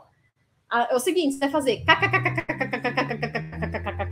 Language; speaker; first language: Portuguese; native; Portuguese